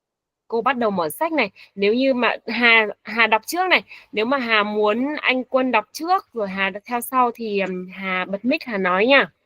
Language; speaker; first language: Vietnamese; native; Vietnamese